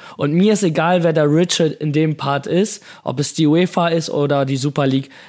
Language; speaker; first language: German; native; German